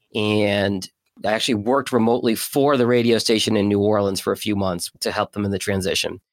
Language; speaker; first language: English; native; English